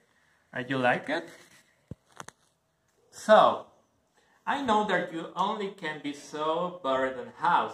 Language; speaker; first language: English; non-native, learner; Spanish